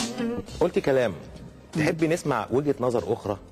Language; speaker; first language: Arabic; native; Arabic